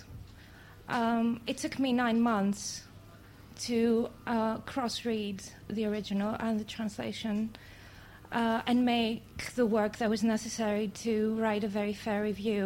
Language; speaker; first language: English; non-native, fluent; Greek